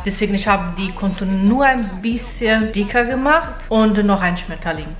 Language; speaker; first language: German; non-native, fluent; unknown